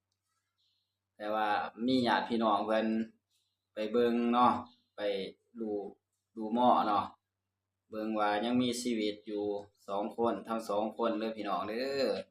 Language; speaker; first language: Thai; non-native, local second language; Lao